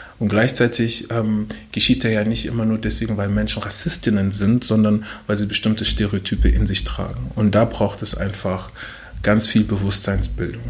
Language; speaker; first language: German; early bilingual, other home language; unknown